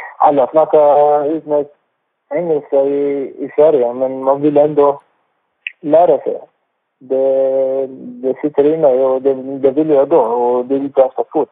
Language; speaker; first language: Swedish; non-native, fluent; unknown